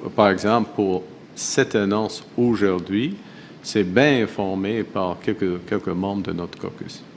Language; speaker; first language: French; non-native, fluent; English